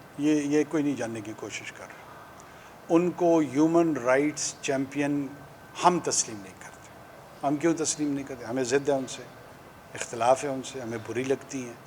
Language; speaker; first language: Urdu; non-native, local second language; Pashto